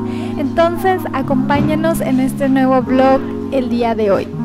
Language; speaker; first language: Spanish; native; Spanish